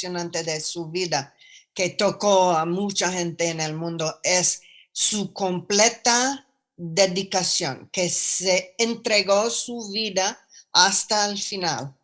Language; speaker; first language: Spanish; non-native, fluent; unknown